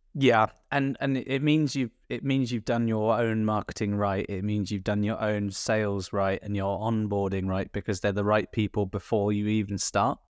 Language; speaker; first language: English; native; English